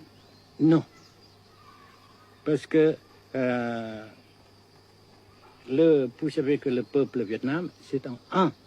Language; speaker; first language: French; non-native, fluent; Vietnamese